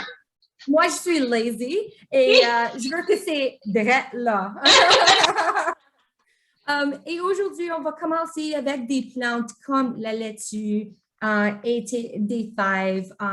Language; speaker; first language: French; non-native, local second language; English